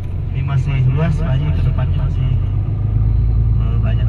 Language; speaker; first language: Indonesian; native; Indonesian